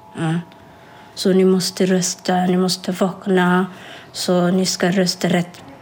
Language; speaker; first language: Swedish; non-native, learner; Somali